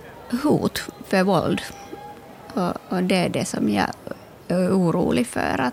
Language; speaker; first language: Swedish; non-native, local second language; Finnish